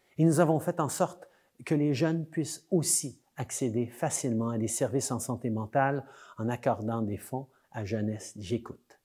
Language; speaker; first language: French; native; French